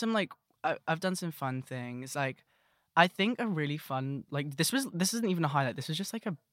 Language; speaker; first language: English; native; English